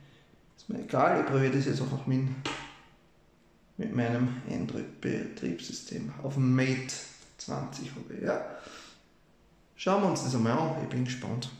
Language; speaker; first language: German; native; German